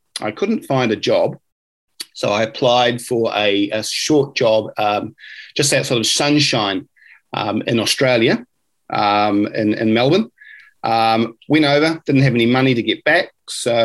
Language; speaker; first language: English; native; English